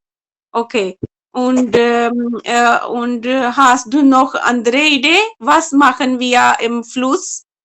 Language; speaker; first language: German; non-native, learner; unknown